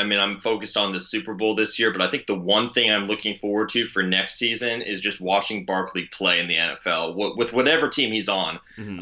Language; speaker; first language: English; native; English